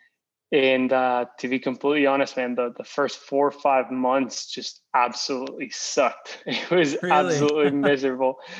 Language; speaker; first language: English; non-native, fluent; Spanish